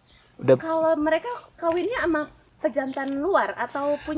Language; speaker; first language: Indonesian; native; Indonesian